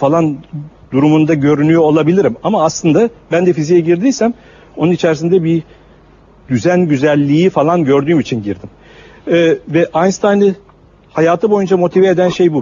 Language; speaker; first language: Turkish; native; Turkish